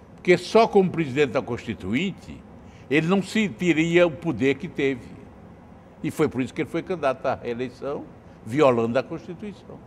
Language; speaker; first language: Portuguese; native; Portuguese